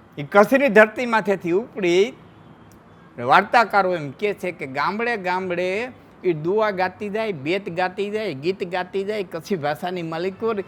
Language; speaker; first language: Gujarati; non-native, local second language; Kachhi